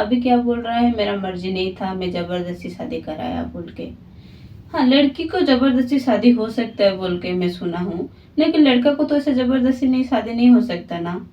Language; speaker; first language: Hindi; non-native, local second language; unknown